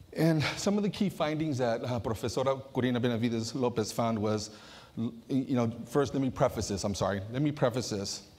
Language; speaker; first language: English; native; English